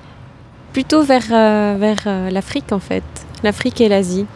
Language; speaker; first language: French; native; French